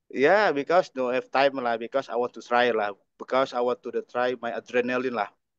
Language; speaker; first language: English; non-native, learner; Indonesian